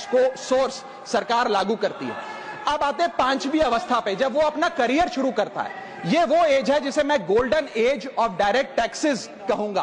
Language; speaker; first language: Hindi; native; Hindi